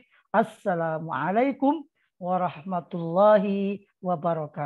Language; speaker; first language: Indonesian; native; Indonesian